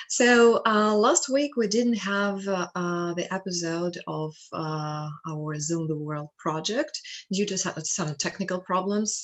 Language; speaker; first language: English; non-native, fluent; Russian